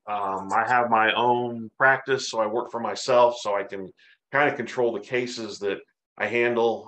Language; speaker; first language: English; native; English